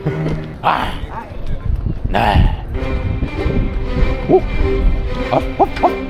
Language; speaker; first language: Japanese; non-native, learner; Korean